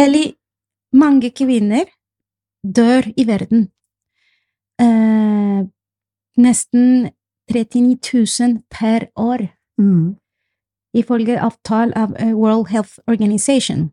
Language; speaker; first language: Norwegian; non-native, fluent; Spanish